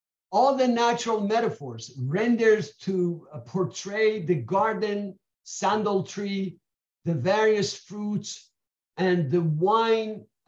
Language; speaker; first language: English; non-native, fluent; Persian